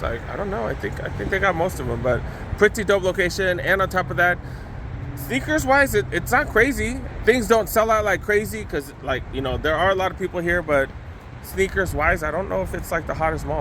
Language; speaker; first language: English; native; English